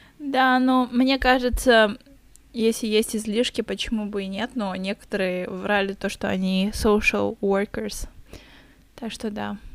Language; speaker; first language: Russian; native; Russian